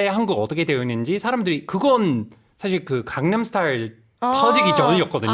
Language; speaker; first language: Korean; non-native, fluent; English